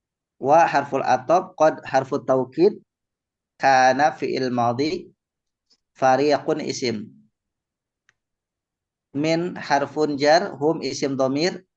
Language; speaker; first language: Arabic; non-native, fluent; Indonesian